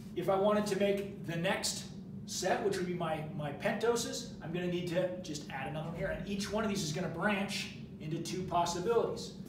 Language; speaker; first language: English; native; English